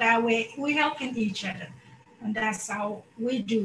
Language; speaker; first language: English; non-native, local second language; Akan